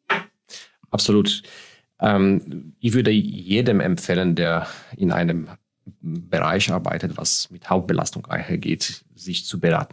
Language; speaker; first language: German; non-native, fluent; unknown